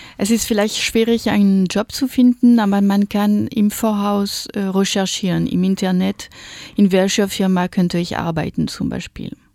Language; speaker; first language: German; non-native, fluent; French